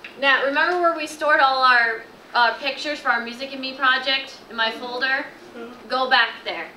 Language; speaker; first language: English; native; English